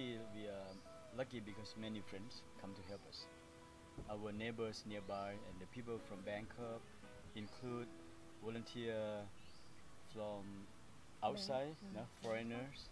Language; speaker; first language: English; non-native, fluent; Thai